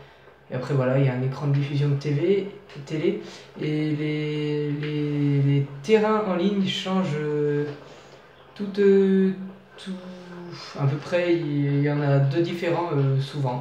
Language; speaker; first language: French; native; French